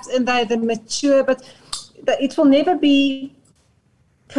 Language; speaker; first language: English; non-native, local second language; Afrikaans